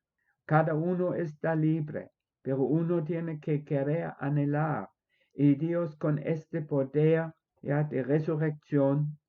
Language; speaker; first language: Spanish; non-native, fluent; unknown